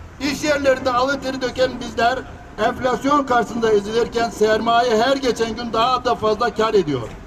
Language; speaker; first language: Turkish; native; Turkish